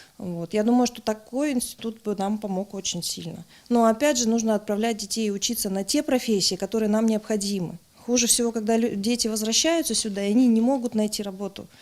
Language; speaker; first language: Russian; native; Russian